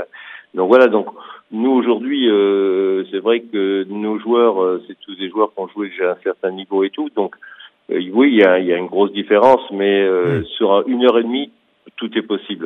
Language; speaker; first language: French; native; French